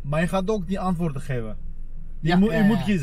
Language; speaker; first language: Dutch; non-native, fluent; Armenian